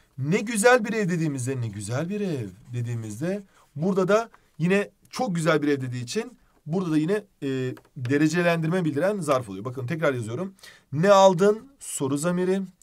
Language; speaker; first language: Turkish; native; Turkish